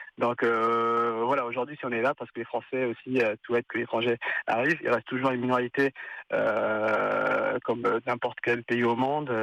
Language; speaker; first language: French; non-native, local second language; Arabic